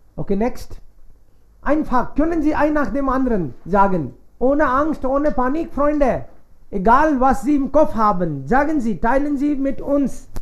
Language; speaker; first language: German; non-native, fluent; Hindi